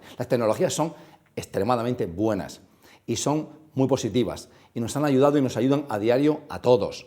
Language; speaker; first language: Spanish; native; Spanish